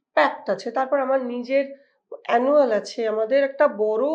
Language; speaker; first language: Bangla; native; Bangla